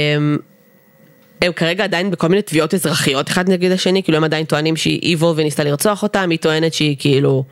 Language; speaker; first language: Hebrew; early bilingual, other home language; Russian